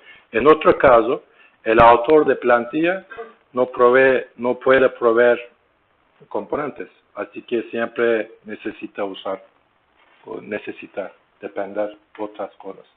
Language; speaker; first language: Spanish; non-native, learner; Turkish